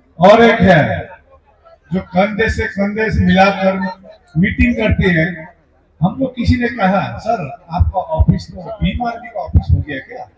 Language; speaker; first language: Hindi; non-native, local second language; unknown